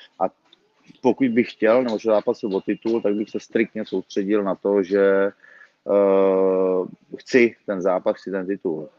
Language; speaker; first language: Czech; native; Czech